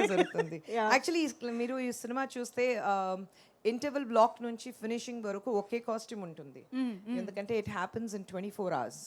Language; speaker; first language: Telugu; non-native, fluent; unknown